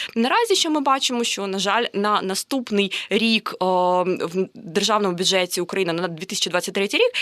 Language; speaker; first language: Ukrainian; native; Ukrainian